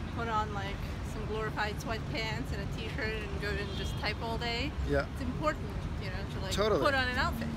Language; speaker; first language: English; non-native, fluent; Serbian